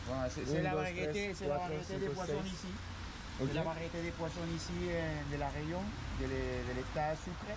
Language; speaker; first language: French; non-native, learner; Spanish